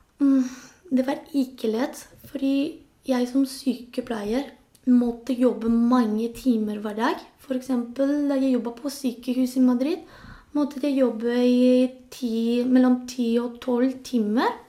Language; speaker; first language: Norwegian; non-native, local second language; Spanish